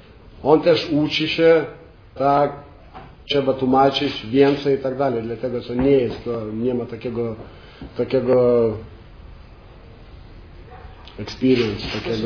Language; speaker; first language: Polish; non-native, learner; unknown